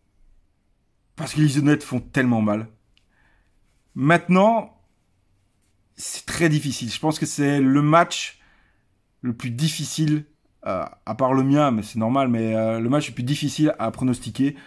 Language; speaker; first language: French; native; French